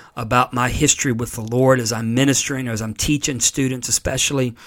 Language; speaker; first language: English; native; English